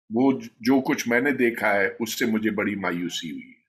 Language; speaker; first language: Urdu; native; Urdu